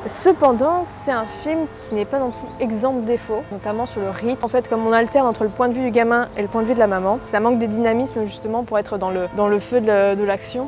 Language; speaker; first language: French; native; French